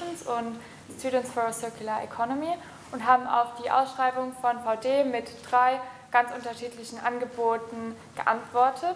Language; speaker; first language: German; native; German